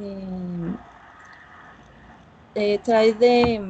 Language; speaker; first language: English; non-native, learner; Spanish